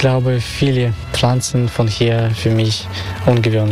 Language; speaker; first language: German; non-native, fluent; Russian